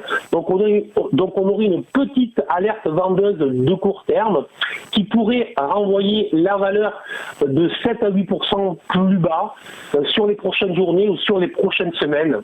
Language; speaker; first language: French; native; French